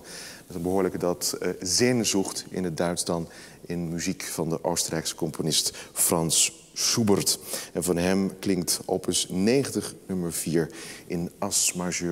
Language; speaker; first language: Dutch; native; Dutch